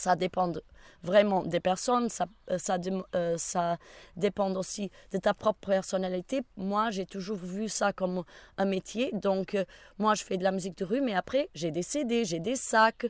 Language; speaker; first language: French; non-native, fluent; Portuguese